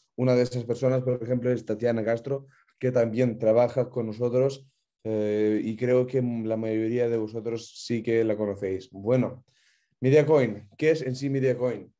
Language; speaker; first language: Spanish; non-native, fluent; Ukrainian